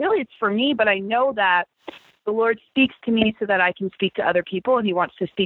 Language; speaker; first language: English; native; English